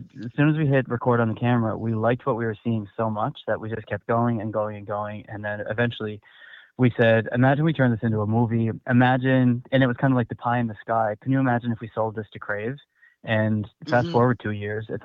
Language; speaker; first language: English; native; English